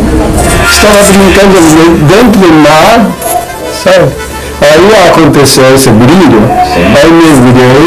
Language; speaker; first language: Portuguese; non-native, learner; Japanese